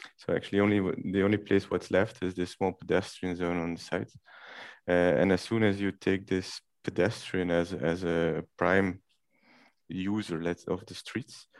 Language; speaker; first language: English; non-native, fluent; Dutch